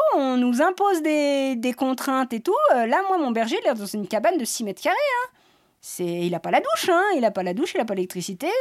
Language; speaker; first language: French; native; French